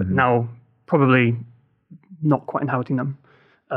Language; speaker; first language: English; native; English